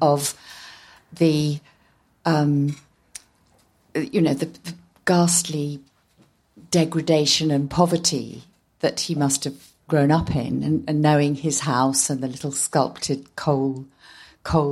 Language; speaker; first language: English; native; English